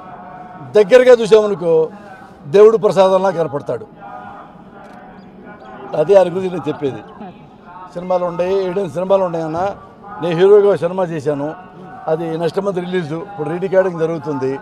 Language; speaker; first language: Telugu; native; Telugu